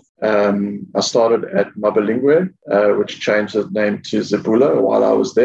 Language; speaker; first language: English; native; English